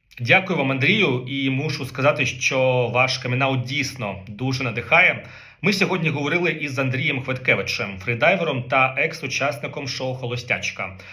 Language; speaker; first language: Ukrainian; native; Ukrainian